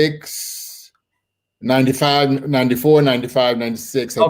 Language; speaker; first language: English; native; English